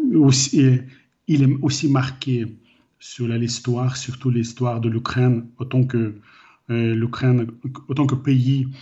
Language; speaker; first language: French; non-native, learner; Ukrainian